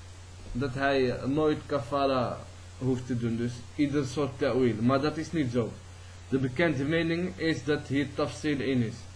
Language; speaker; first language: Dutch; early bilingual, other home language; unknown